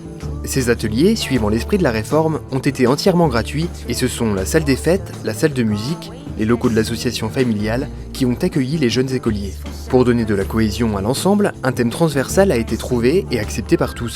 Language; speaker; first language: French; native; French